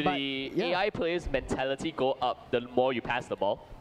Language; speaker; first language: English; native; English